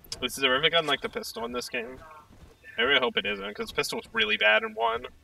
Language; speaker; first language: English; native; English